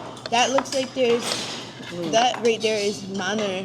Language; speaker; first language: English; native; English